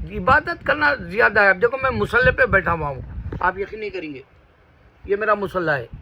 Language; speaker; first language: Urdu; native; Urdu